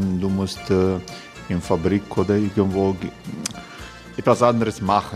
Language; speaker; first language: German; non-native, learner; Croatian